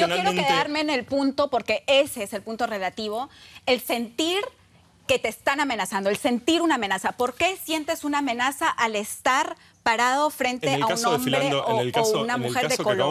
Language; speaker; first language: Spanish; native; Spanish